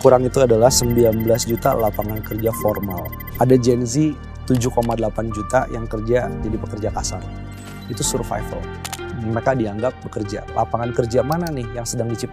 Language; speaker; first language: Indonesian; native; Indonesian